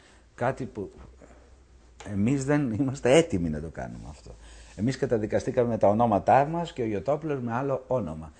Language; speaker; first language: Greek; native; Greek